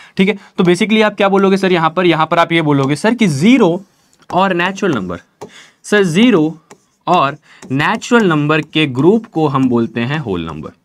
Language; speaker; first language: Hindi; native; Hindi